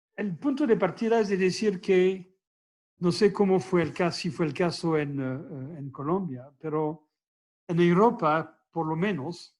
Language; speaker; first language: Spanish; non-native, fluent; French